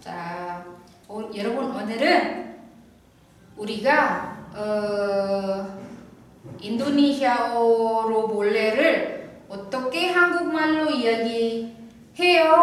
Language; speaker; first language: Korean; non-native, fluent; Indonesian